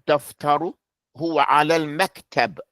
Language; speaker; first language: Arabic; non-native, fluent; English